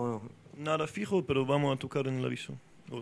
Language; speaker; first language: Spanish; non-native, fluent; French